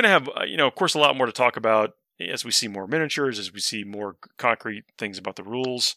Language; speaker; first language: English; native; English